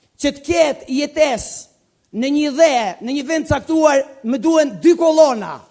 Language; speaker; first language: Albanian; native; Albanian